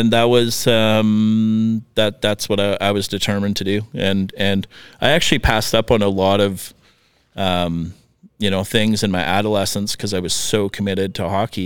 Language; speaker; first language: English; native; English